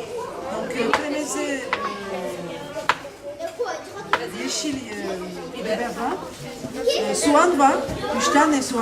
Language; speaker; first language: Turkish; non-native, learner; French